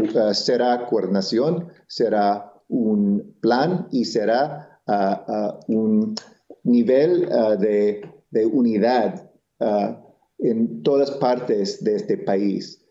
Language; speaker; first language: Spanish; non-native, local second language; English